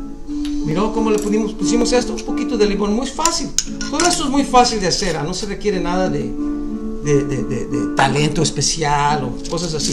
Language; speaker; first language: Spanish; early bilingual, other home language; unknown